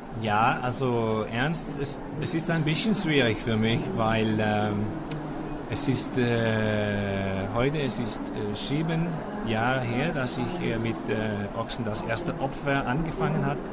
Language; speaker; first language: German; non-native, learner; Danish